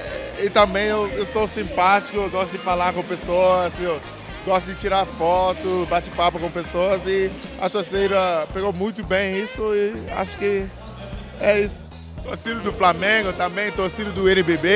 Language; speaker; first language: Portuguese; non-native, fluent; English